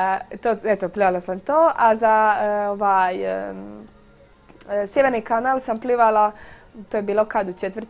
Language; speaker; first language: Croatian; native; Croatian